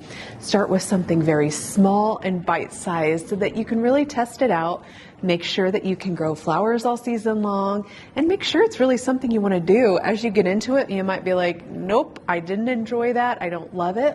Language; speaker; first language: English; native; English